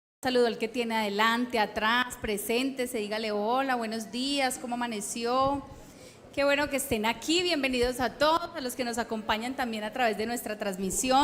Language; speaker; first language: Spanish; native; Spanish